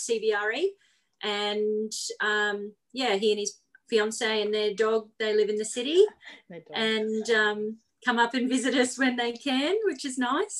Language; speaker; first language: English; native; English